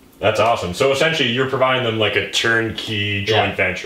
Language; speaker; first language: English; native; English